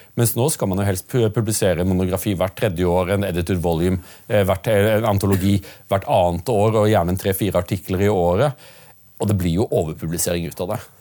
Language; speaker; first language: Norwegian; native; Norwegian